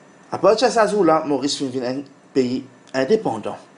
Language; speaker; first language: French; non-native, local second language; Morisyen